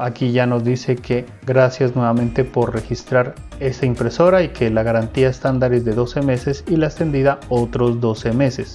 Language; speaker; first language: Spanish; native; Spanish